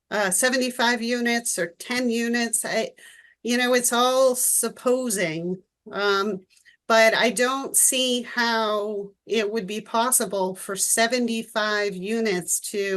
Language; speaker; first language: English; native; English